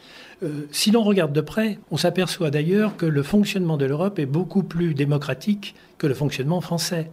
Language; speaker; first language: French; native; French